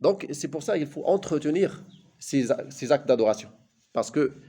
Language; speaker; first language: French; non-native, local second language; Arabic